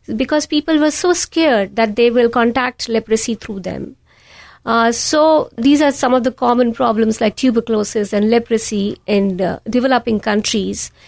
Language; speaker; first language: English; non-native, local second language; Hindi